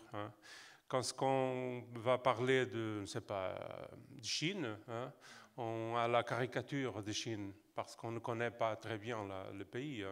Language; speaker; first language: French; non-native, fluent; Portuguese